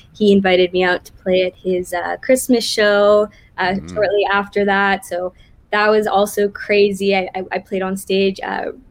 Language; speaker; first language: English; native; English